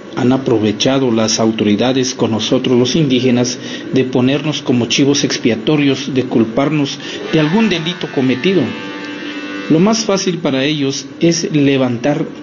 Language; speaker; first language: Spanish; non-native, local second language; Tzotzil